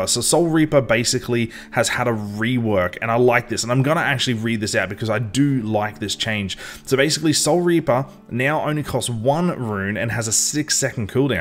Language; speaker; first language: English; native; English